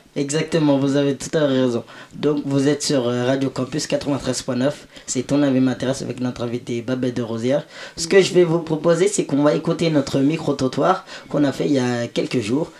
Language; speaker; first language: French; native; French